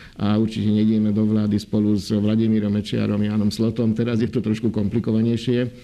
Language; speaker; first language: Slovak; non-native, local second language; Hungarian